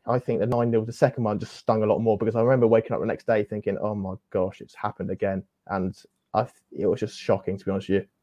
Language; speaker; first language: English; native; English